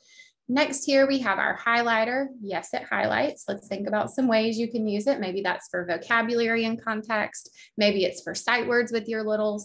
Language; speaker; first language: English; native; English